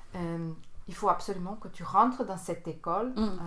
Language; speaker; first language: French; native; French